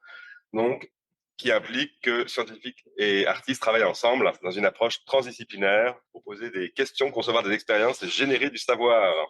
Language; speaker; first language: French; native; French